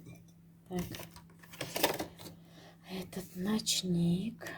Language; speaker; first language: Russian; non-native, local second language; Tajik